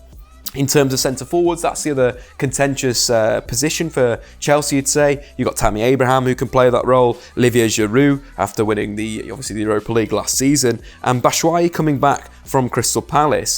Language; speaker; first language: English; native; English